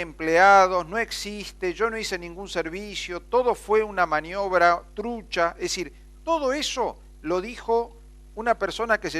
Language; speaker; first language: Spanish; native; Spanish